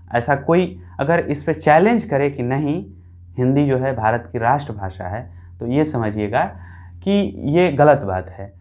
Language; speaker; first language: Hindi; non-native, local second language; Bhojpuri